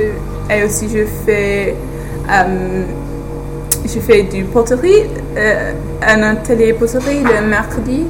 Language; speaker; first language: French; non-native, learner; English